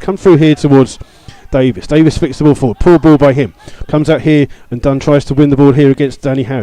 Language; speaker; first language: English; native; English